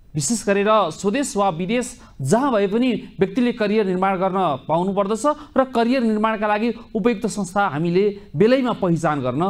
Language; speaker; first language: Nepali; native; Nepali